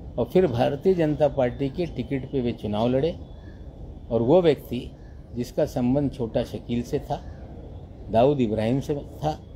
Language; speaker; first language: Hindi; native; Hindi